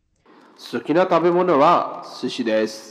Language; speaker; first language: Japanese; non-native, fluent; Bangla